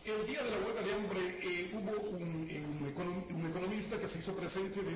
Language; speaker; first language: Spanish; native; Spanish